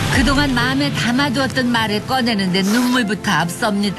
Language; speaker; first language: Korean; native; Korean